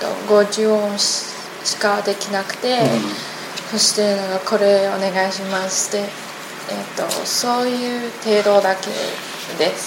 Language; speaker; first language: Japanese; non-native, learner; Chinese